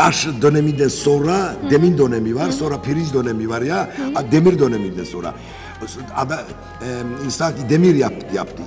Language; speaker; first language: Turkish; non-native, learner; Georgian